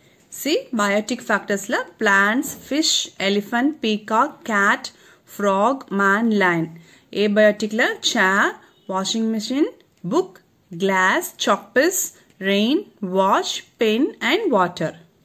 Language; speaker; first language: English; non-native, local second language; Tamil